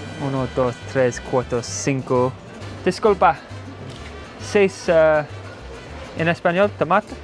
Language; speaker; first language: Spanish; non-native, learner; English